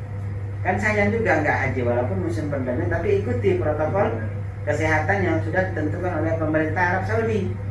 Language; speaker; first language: Indonesian; native; Indonesian